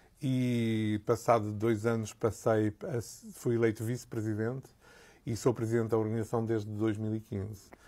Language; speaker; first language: Portuguese; native; Portuguese